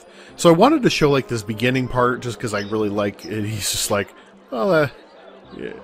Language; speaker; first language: English; native; English